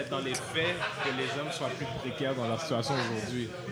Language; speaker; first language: French; native; French